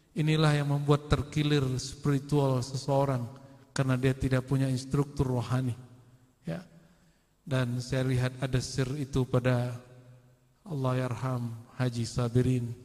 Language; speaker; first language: Indonesian; native; Indonesian